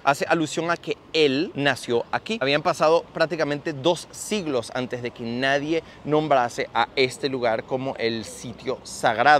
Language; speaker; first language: Spanish; native; Spanish